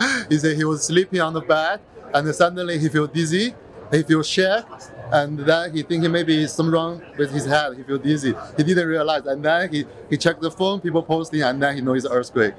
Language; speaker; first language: English; non-native, fluent; Chinese